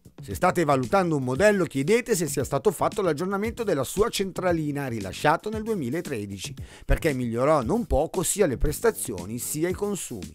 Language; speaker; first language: Italian; native; Italian